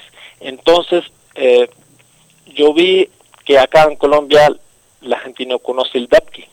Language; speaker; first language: Spanish; non-native, local second language; Arabic